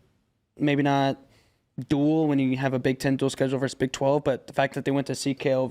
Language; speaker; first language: English; native; English